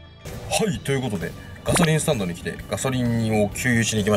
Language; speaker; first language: Japanese; native; Japanese